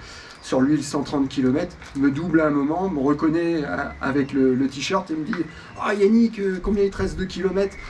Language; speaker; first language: French; native; French